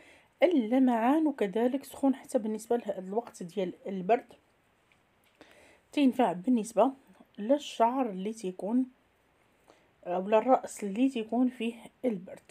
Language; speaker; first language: Arabic; native; Arabic